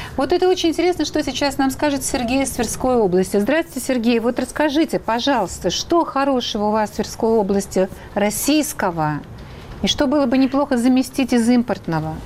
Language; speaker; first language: Russian; native; Russian